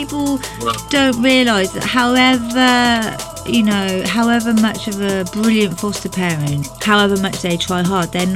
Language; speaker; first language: English; native; English